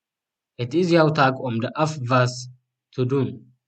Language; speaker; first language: Dutch; non-native, fluent; Tigrinya